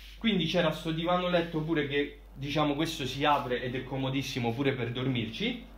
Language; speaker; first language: Italian; native; Italian